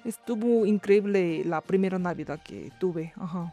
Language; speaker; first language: Spanish; non-native, learner; Korean